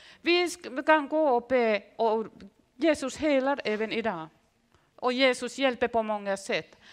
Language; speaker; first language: Swedish; non-native, fluent; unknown